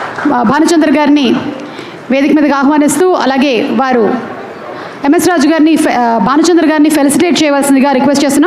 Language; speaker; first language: Telugu; native; Telugu